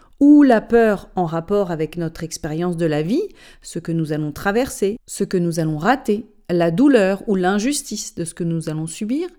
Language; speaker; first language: French; native; French